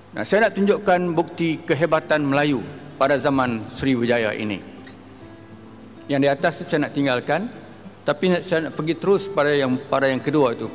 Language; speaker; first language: Malay; native; Malay